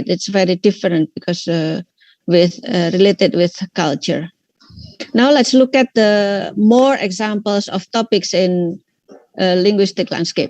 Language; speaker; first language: English; non-native, fluent; Indonesian